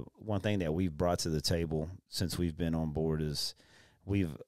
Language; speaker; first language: English; native; English